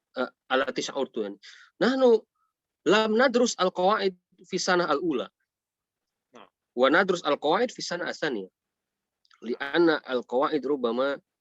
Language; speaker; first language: Arabic; non-native, fluent; Indonesian